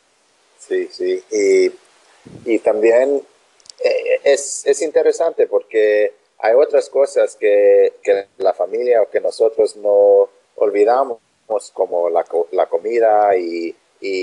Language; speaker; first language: Spanish; non-native, learner; English